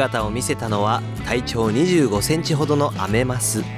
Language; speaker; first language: Japanese; native; Japanese